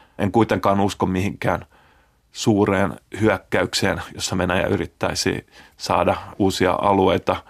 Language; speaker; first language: Finnish; native; Finnish